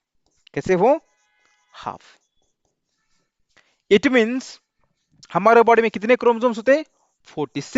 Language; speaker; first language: Hindi; non-native, local second language; Marathi